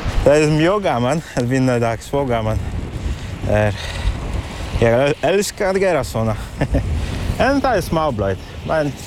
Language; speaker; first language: Icelandic; non-native, learner; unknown